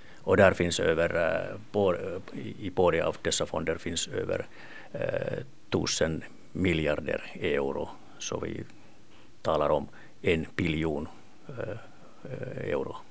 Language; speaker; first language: Swedish; non-native, local second language; Finnish